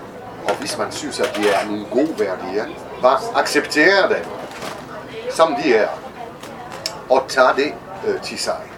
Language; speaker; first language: Danish; non-native, fluent; French